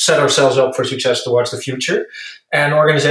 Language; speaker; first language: English; non-native, fluent; Dutch